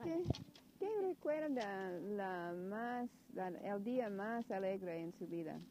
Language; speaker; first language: Spanish; non-native, learner; English